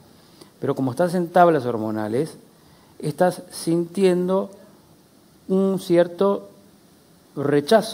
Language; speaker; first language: Spanish; native; Spanish